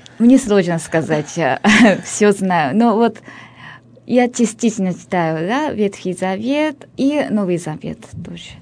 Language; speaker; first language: Russian; non-native, fluent; Japanese